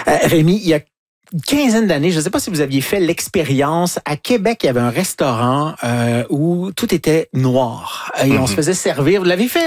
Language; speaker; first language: French; native; French